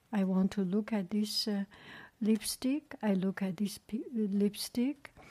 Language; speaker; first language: English; non-native, fluent; Chinese